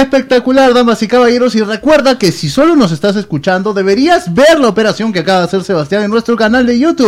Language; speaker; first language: Spanish; native; Spanish